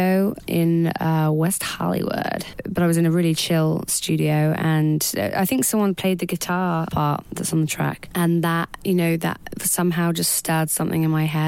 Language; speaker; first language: English; native; English